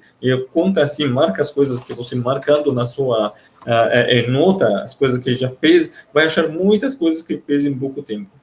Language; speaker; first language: Portuguese; non-native, learner; Arabic